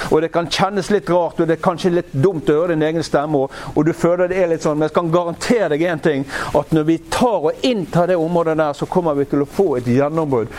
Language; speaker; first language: Norwegian; native; Norwegian